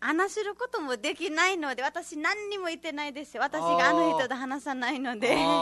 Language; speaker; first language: Japanese; non-native, learner; Nepali